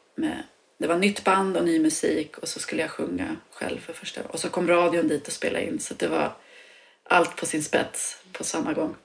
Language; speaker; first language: Swedish; native; Swedish